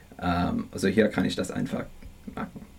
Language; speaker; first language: German; non-native, learner; English